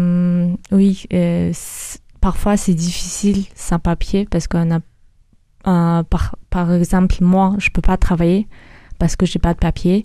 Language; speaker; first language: French; early bilingual, other home language; Mongolian